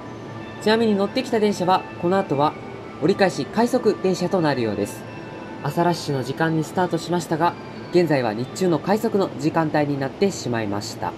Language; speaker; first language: Japanese; native; Japanese